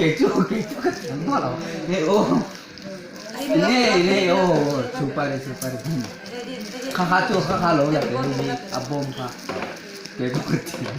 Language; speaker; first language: Hindi; non-native, local second language; Mizo